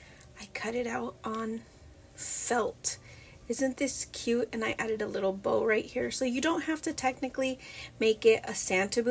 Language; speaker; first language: English; native; English